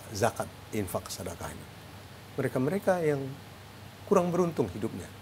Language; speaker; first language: Indonesian; native; Indonesian